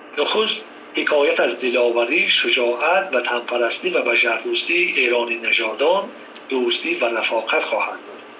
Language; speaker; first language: Persian; native; Persian